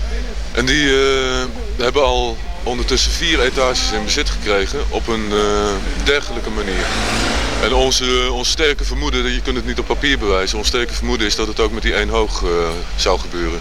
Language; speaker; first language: Dutch; native; Dutch